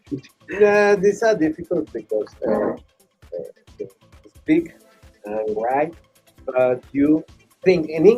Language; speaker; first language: English; non-native, learner; Spanish